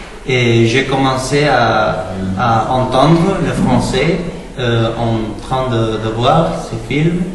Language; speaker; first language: French; non-native, learner; Spanish